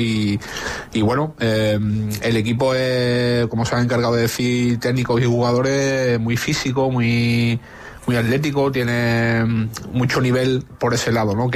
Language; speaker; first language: Spanish; native; Spanish